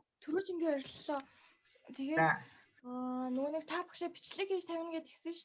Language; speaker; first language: Mongolian; native; Mongolian